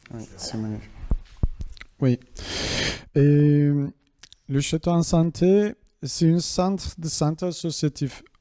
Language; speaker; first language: French; non-native, fluent; Kurdish